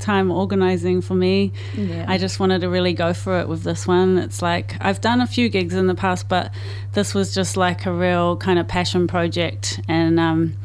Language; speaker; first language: English; native; English